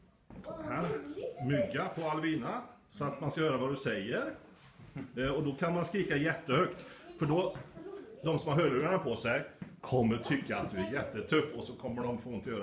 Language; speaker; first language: Swedish; native; Swedish